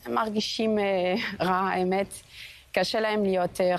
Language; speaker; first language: Hebrew; non-native, fluent; French